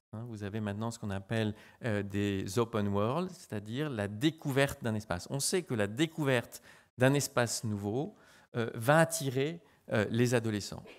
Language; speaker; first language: French; native; French